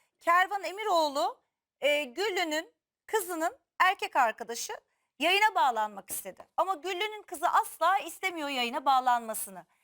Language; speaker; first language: Turkish; native; Turkish